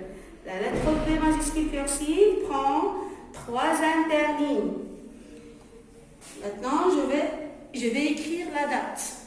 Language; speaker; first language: French; non-native, local second language; Arabic